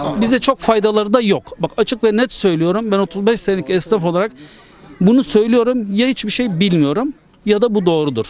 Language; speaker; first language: Turkish; native; Turkish